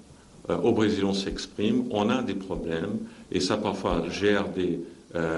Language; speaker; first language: French; non-native, fluent; Portuguese